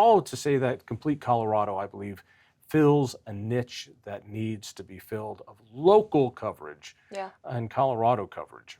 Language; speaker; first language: English; native; English